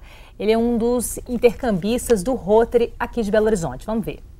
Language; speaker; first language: Portuguese; native; Portuguese